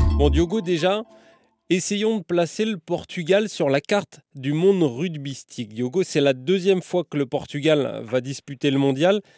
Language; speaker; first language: French; native; French